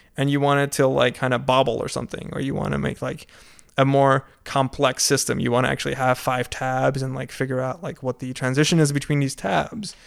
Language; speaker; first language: English; non-native, fluent; Dutch